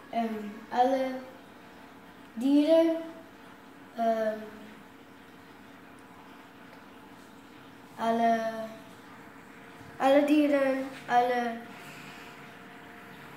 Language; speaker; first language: Dutch; non-native, local second language; Papiamento